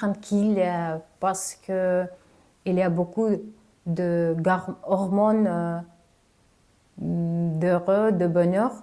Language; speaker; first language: French; non-native, fluent; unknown